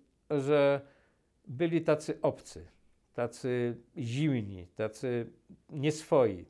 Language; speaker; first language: Polish; native; Polish